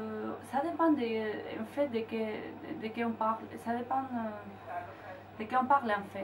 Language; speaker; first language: French; non-native, fluent; Spanish